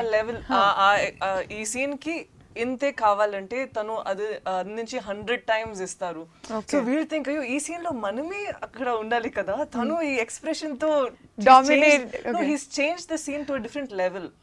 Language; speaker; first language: Telugu; non-native, learner; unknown